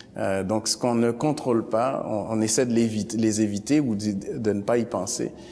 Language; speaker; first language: French; early bilingual, other home language; Haitian Creole